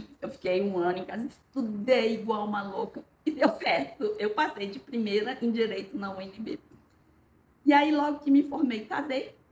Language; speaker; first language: Portuguese; early bilingual, other home language; Korean